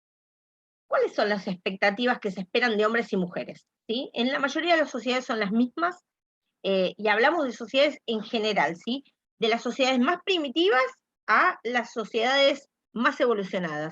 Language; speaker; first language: Spanish; native; Spanish